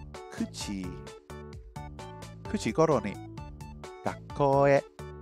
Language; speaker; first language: Japanese; non-native, learner; English